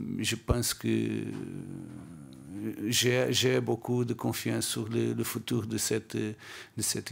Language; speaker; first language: French; non-native, learner; Portuguese